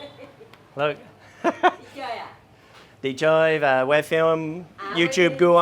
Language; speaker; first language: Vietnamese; non-native, learner; English